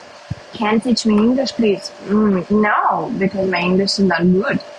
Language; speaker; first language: English; non-native, learner; Russian